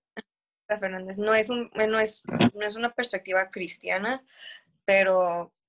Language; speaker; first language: Spanish; early bilingual, heritage; Spanish